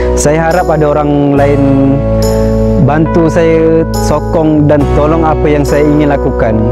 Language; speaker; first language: Malay; non-native, local second language; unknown